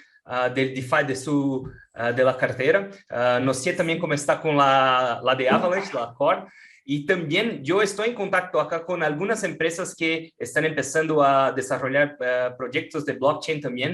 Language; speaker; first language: Spanish; non-native, fluent; Portuguese